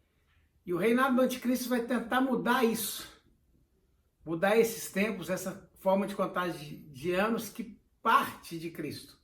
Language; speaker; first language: Portuguese; native; Portuguese